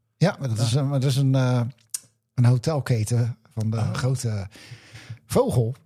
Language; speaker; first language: Dutch; native; Dutch